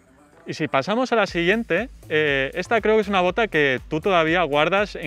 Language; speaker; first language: Spanish; native; Spanish